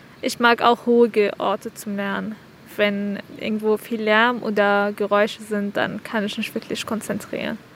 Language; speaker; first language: German; non-native, fluent; Arabic